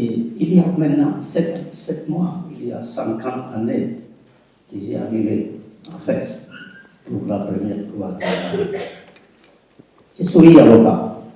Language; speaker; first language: French; non-native, fluent; Spanish